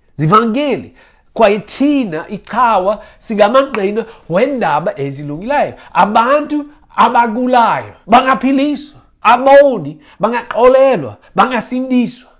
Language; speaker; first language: Xhosa; native; Xhosa